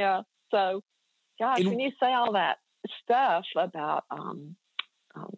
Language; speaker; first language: English; native; English